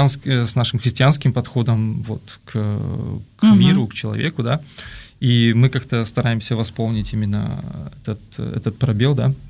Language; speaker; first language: Russian; native; Russian